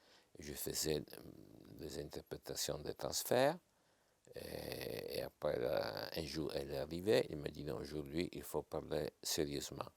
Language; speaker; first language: French; non-native, fluent; Italian